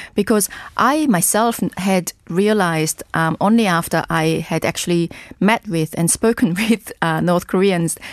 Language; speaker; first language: English; non-native, fluent; Korean